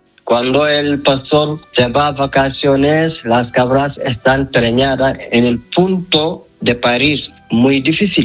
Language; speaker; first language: Spanish; non-native, learner; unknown